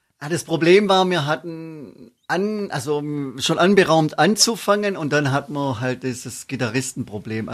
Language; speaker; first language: German; native; German